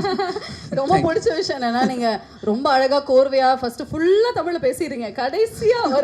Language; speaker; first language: Tamil; native; Tamil